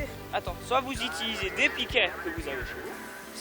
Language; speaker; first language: French; native; French